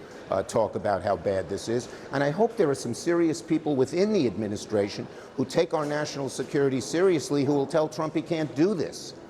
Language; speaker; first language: English; native; English